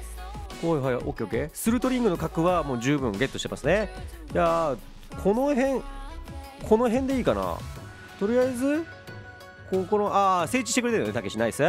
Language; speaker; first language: Japanese; native; Japanese